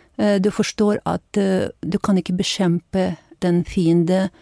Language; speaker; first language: Norwegian; non-native, fluent; Ukrainian